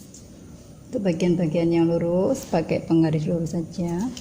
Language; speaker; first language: Indonesian; native; Indonesian